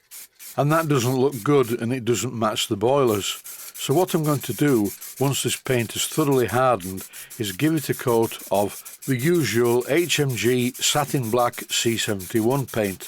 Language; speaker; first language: English; native; English